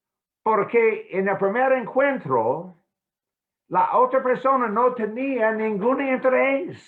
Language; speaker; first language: Spanish; non-native, fluent; English